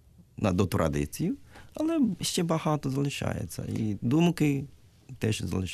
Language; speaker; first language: Ukrainian; non-native, learner; Japanese